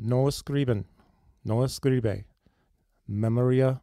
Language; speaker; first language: Spanish; non-native, learner; English